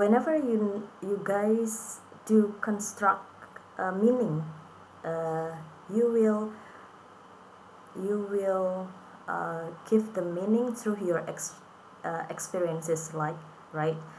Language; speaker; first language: English; non-native, fluent; Indonesian